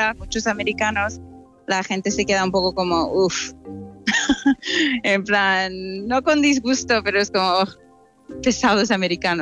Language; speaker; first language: Spanish; non-native, fluent; English